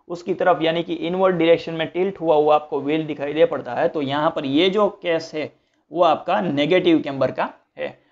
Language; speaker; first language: Hindi; non-native, local second language; Gujarati